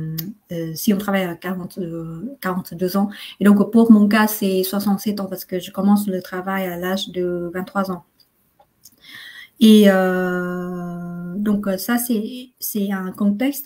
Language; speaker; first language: French; non-native, fluent; Vietnamese